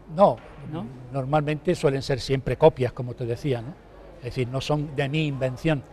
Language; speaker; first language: Spanish; native; Spanish